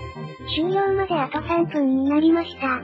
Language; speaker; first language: Japanese; native; Japanese